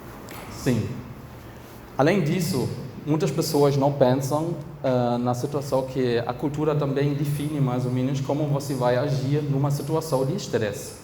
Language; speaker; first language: Portuguese; non-native, fluent; German